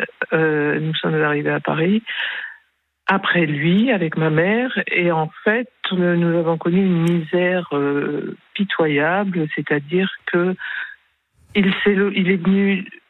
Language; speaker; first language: French; early bilingual, other home language; Spanish